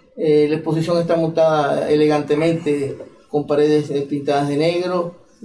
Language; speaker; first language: Spanish; native; Spanish